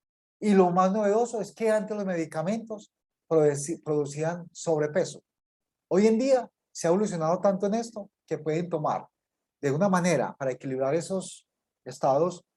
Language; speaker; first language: Spanish; native; Spanish